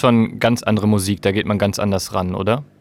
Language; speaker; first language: German; native; German